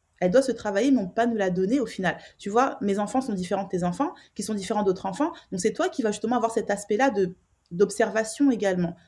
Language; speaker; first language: French; native; French